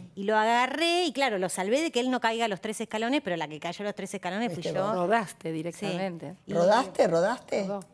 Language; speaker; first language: Spanish; native; Spanish